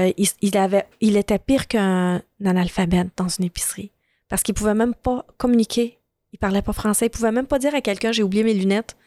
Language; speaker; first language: French; early bilingual, other home language; Arabic